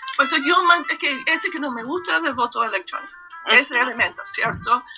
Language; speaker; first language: Spanish; non-native, fluent; English